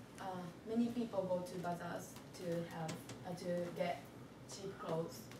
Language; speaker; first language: English; non-native, learner; Japanese